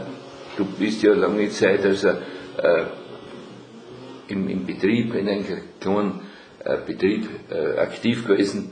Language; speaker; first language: German; native; German